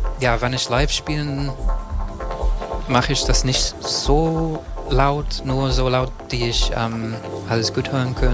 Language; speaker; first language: German; non-native, learner; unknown